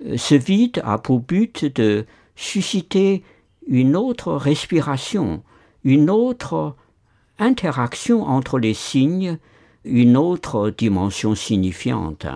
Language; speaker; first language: French; non-native, fluent; Chinese